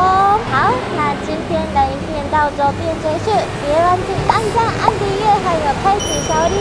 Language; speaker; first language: Chinese; non-native, learner; Japanese